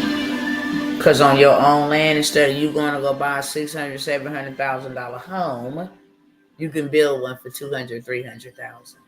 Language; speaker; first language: English; native; English